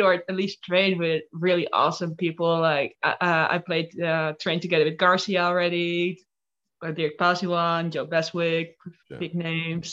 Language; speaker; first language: English; non-native, fluent; Dutch